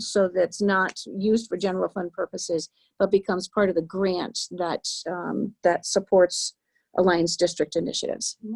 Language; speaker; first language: English; native; English